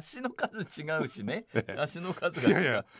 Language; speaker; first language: Japanese; native; Japanese